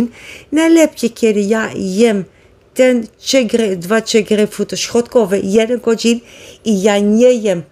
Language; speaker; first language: Polish; non-native, learner; Dutch